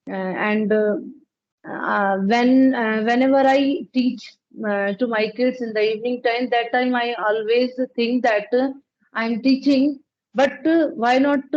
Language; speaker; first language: English; non-native, learner; Punjabi